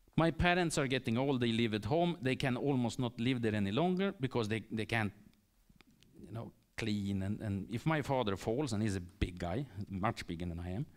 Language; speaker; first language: English; non-native, fluent; Swedish